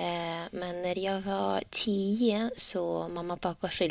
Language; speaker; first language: Swedish; non-native, learner; Russian